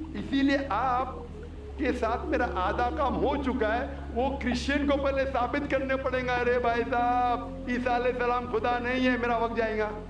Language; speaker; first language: Hindi; non-native, local second language; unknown